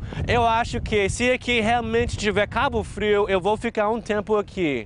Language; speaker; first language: Portuguese; non-native, fluent; English